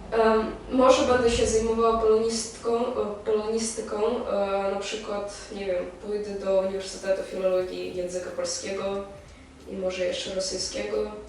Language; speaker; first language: Polish; non-native, fluent; Belarusian